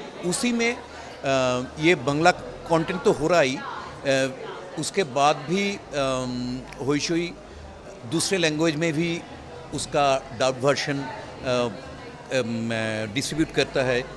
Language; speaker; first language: Hindi; non-native, local second language; Bangla